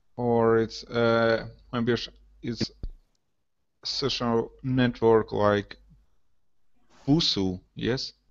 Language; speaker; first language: English; non-native, learner; Russian